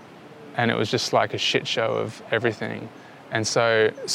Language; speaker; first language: English; native; English